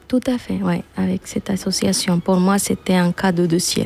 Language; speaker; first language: French; non-native, fluent; Spanish